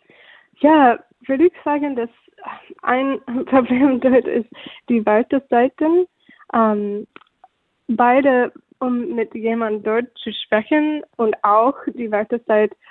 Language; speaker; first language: German; non-native, fluent; English